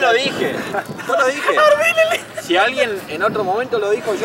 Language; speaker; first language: Spanish; native; Spanish